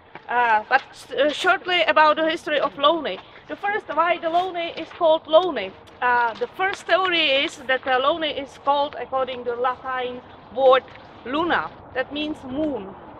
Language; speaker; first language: English; non-native, fluent; Czech